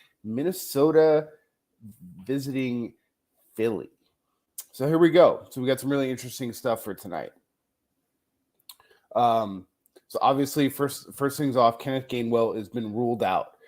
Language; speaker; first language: English; native; English